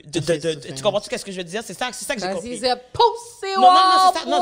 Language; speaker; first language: French; native; French